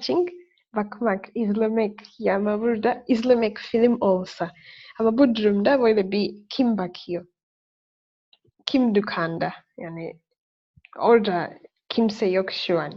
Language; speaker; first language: Turkish; non-native, learner; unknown